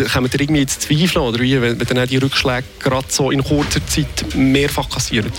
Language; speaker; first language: German; native; German